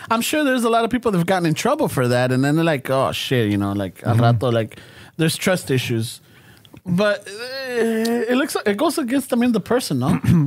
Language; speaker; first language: English; early bilingual, other home language; Spanish